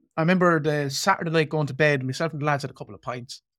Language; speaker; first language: English; native; English